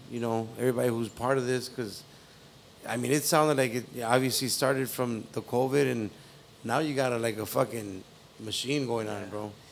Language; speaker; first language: English; early bilingual, other home language; Spanish